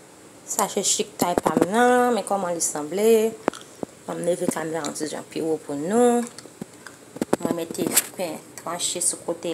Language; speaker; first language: French; non-native, learner; Haitian Creole